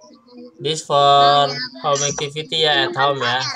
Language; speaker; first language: English; non-native, learner; Indonesian